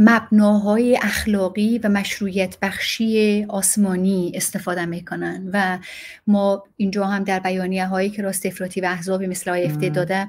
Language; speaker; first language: Persian; native; Persian